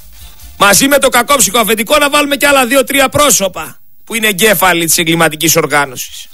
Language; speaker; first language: Greek; native; Greek